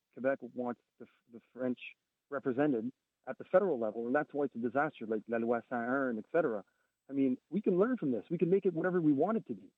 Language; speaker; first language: English; non-native, local second language; French